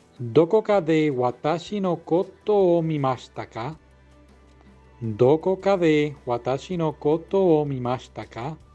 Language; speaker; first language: Japanese; non-native, learner; English